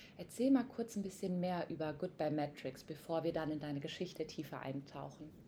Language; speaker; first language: German; native; German